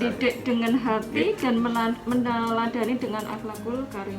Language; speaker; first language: Indonesian; native; Indonesian